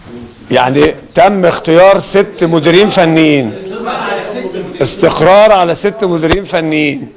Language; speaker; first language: Arabic; native; Arabic